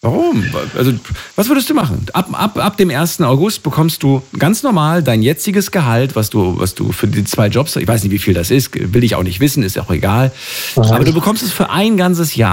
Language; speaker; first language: German; native; German